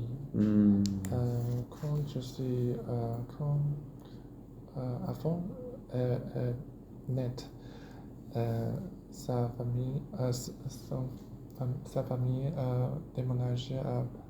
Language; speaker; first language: French; non-native, learner; Chinese